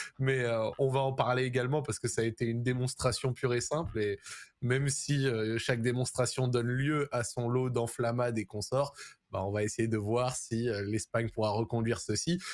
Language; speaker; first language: French; native; French